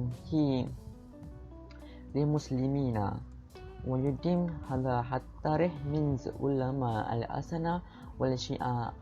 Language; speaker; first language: Arabic; non-native, learner; Malay